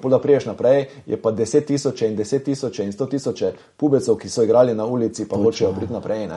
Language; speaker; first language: Slovenian; native; Slovenian